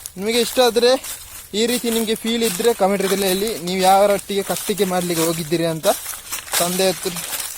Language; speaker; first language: Kannada; native; Kannada